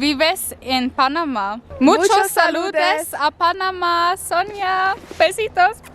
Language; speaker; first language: Spanish; non-native, learner; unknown